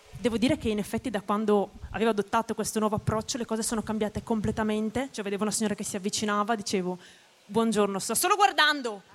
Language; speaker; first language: Italian; native; Italian